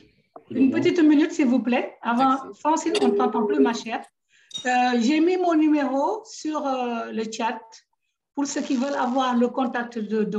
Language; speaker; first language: French; native; French